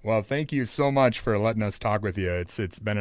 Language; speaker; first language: English; native; English